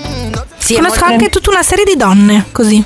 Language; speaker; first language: Italian; native; Italian